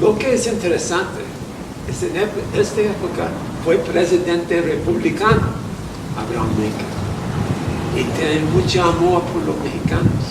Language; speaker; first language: Spanish; non-native, fluent; English